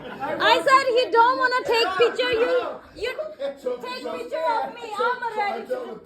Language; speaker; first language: English; non-native, local second language; Punjabi